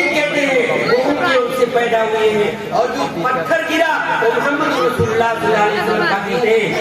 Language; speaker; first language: Urdu; native; Urdu